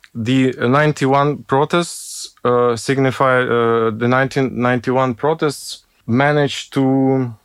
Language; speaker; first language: English; non-native, fluent; Ukrainian